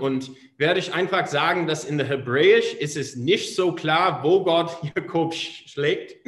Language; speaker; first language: German; non-native, fluent; English